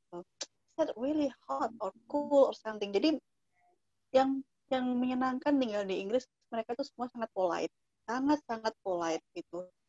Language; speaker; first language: Indonesian; native; Indonesian